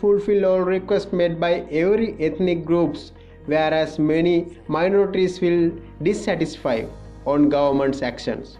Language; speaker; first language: English; non-native, local second language; Sinhala